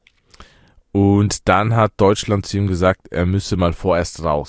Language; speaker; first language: German; early bilingual, other home language; Persian